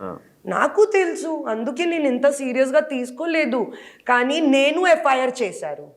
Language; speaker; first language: Telugu; non-native, learner; Hindi